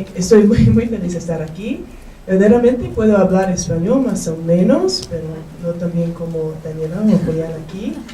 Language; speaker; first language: Spanish; non-native, learner; English